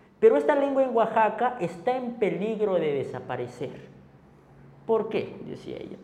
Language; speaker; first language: Spanish; non-native, local second language; Tzotzil